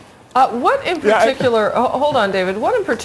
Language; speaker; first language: English; native; English